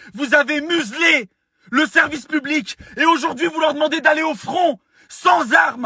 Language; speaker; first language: French; native; French